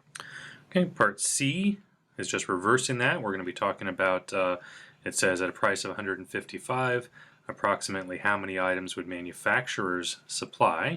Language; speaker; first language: English; native; English